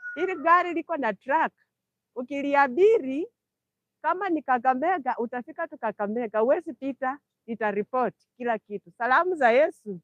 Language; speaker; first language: Swahili; non-native, local second language; Luyia